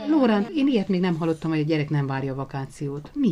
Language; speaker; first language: Hungarian; native; Hungarian